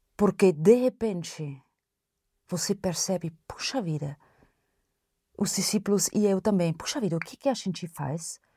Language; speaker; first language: Portuguese; non-native, fluent; German